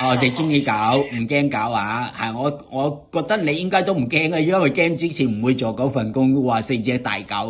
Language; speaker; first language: Cantonese; native; Cantonese